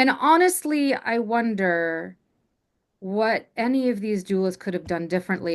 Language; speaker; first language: English; native; English